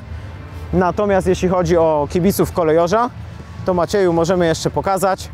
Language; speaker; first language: Polish; native; Polish